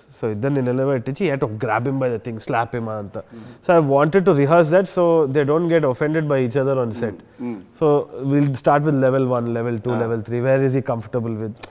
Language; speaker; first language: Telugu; native; Telugu